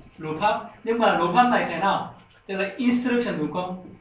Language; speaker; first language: Vietnamese; non-native, learner; Korean